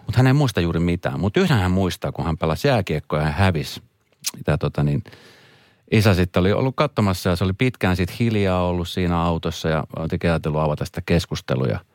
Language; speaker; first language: Finnish; early bilingual, other home language; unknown